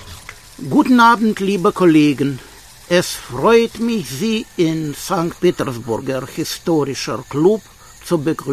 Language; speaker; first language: German; non-native, learner; Russian